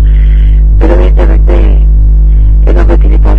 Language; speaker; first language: Spanish; early bilingual, other home language; Arabic